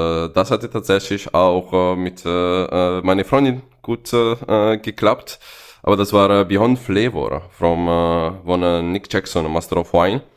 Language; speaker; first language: German; non-native, fluent; Italian